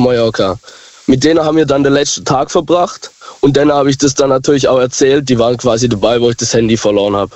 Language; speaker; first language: German; native; German